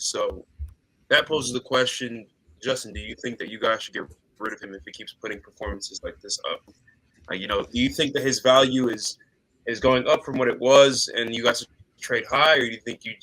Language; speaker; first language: English; native; English